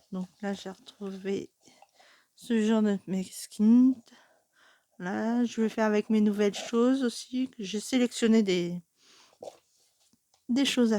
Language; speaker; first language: French; native; French